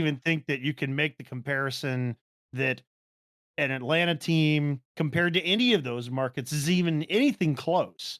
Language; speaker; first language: English; native; English